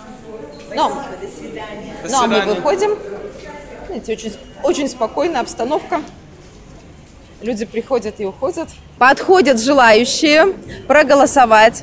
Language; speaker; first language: Russian; native; Russian